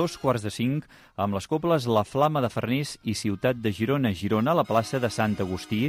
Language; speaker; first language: Catalan; native; Catalan